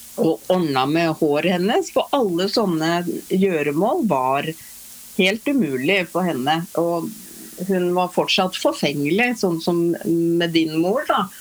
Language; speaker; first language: Norwegian; native; Norwegian